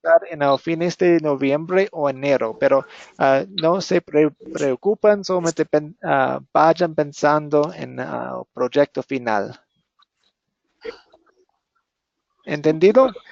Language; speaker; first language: Spanish; non-native, fluent; English